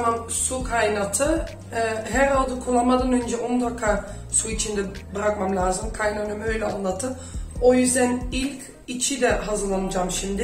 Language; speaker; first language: Turkish; non-native, fluent; Dutch